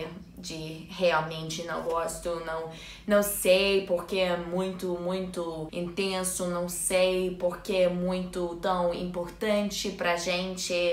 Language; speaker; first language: Portuguese; non-native, learner; English